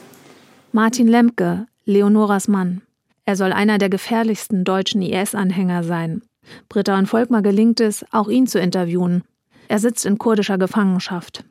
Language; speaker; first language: German; native; German